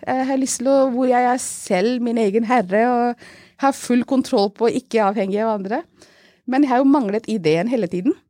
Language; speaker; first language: Norwegian; non-native, fluent; Hindi